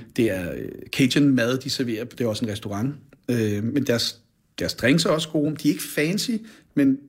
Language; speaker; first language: Danish; native; Danish